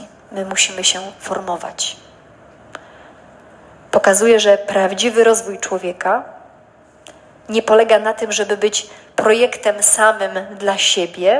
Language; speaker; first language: Polish; native; Polish